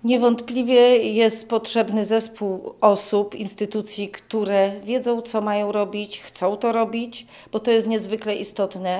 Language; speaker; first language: Polish; native; Polish